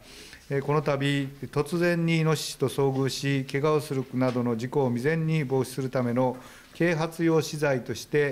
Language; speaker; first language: Japanese; native; Japanese